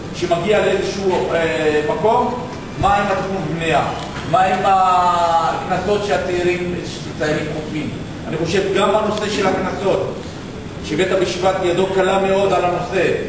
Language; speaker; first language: Hebrew; non-native, local second language; Arabic